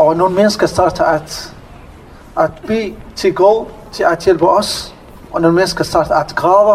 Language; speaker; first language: Danish; non-native, learner; Arabic